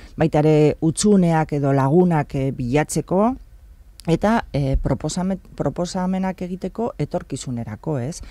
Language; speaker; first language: Basque; non-native, local second language; Spanish